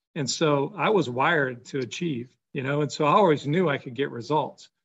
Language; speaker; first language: English; native; English